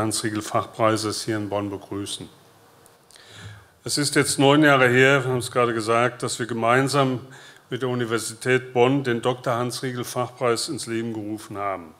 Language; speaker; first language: German; native; German